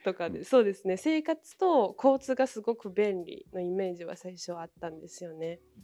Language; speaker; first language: Japanese; non-native, fluent; Chinese